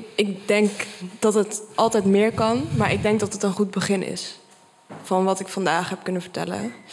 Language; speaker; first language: Dutch; native; Dutch